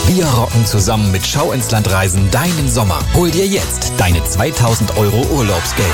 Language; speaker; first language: German; native; German